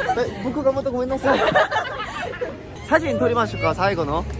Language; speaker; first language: Japanese; non-native, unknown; Korean